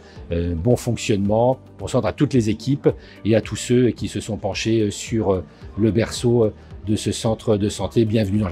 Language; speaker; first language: French; native; French